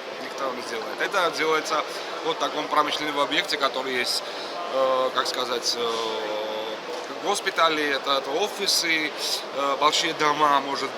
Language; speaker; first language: Russian; non-native, fluent; Georgian